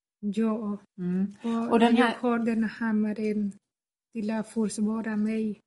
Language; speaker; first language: Swedish; non-native, learner; Spanish